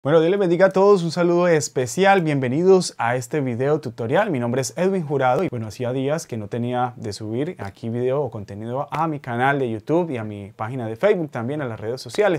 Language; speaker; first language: Spanish; native; Spanish